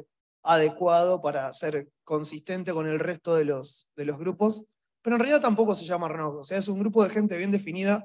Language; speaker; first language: Spanish; native; Spanish